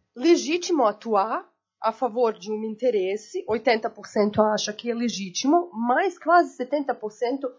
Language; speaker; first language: Portuguese; non-native, fluent; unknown